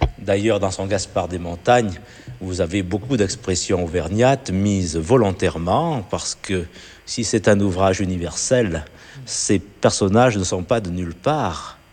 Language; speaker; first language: French; native; French